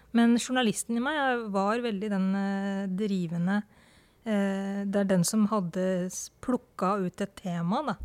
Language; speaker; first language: Norwegian; early bilingual, other home language; Urdu